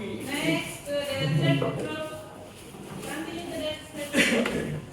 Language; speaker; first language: English; non-native, fluent; Indonesian